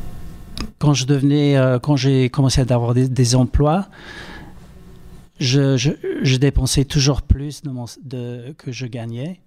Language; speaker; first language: French; non-native, fluent; English